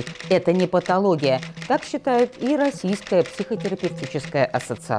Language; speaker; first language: Russian; native; Russian